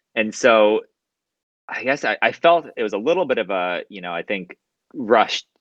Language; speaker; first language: English; native; English